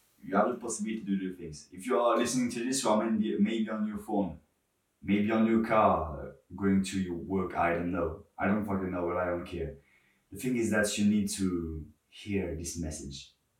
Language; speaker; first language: English; non-native, fluent; French